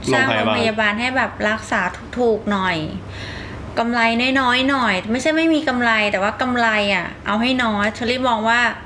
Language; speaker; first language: Thai; native; Thai